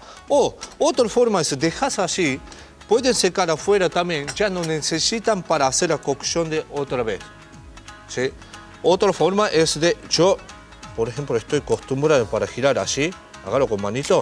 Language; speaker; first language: Spanish; non-native, learner; Japanese